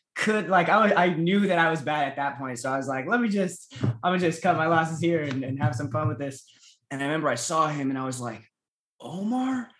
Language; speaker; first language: English; native; English